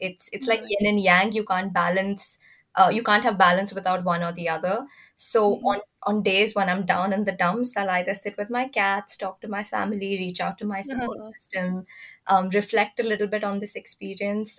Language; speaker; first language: English; non-native, local second language; Hindi